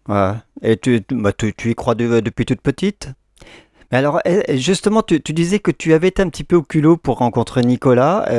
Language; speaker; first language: French; native; French